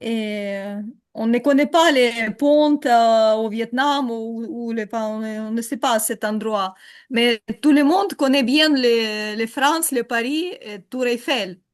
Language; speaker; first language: French; non-native, learner; Ukrainian